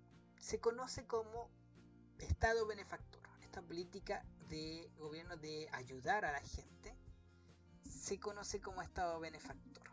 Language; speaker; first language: Spanish; native; Spanish